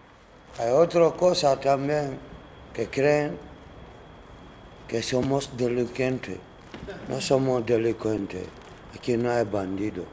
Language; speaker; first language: Spanish; non-native, learner; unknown